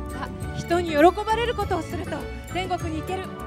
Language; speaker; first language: Japanese; native; Japanese